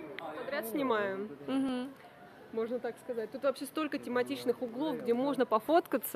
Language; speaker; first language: Russian; native; Russian